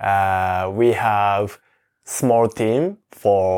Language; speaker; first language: English; non-native, learner; Japanese